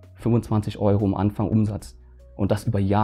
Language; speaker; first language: German; early bilingual, other home language; Vietnamese